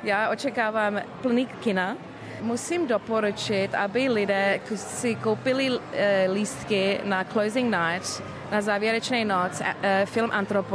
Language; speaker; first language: Czech; early bilingual, heritage; English